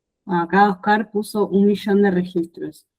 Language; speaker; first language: Spanish; native; Spanish